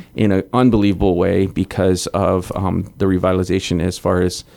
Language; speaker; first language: English; native; English